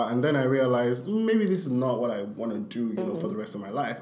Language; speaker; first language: English; non-native, local second language; Yoruba